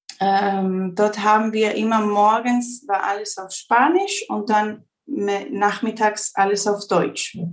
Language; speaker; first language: German; early bilingual, heritage; Spanish